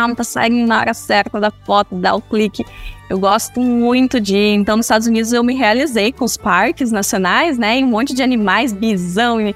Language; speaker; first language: Portuguese; native; Portuguese